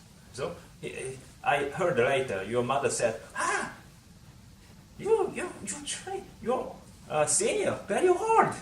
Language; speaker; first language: English; non-native, learner; Korean